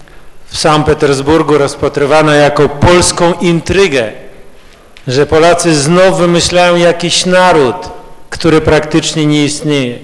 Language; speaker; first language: Polish; early bilingual, heritage; Russian